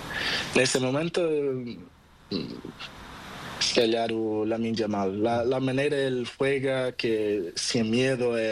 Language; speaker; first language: Spanish; non-native, learner; Portuguese